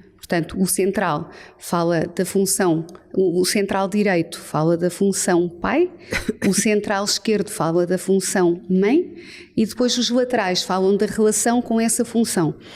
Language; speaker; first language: Portuguese; native; Portuguese